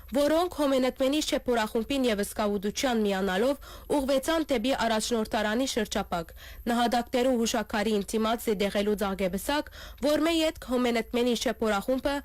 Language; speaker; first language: Armenian; early bilingual, heritage; Armenian